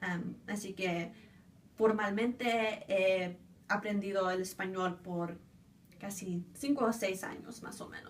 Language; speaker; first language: Spanish; early bilingual, other home language; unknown